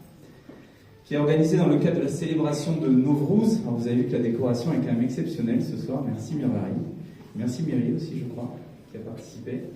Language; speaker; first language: French; native; French